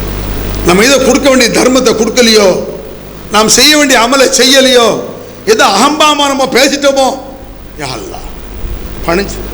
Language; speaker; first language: Tamil; native; Tamil